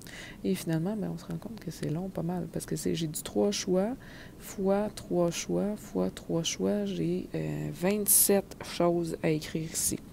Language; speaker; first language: French; native; French